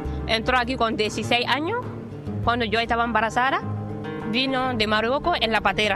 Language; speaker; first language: Spanish; non-native, learner; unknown